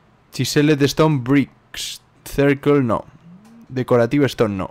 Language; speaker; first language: English; non-native, learner; Spanish